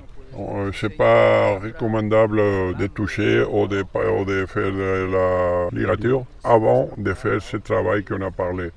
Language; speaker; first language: French; non-native, learner; Spanish